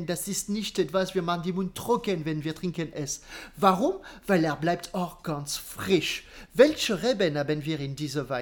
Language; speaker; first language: German; non-native, learner; French